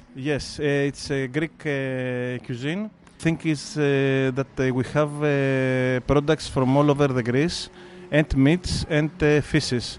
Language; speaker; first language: English; non-native, fluent; Greek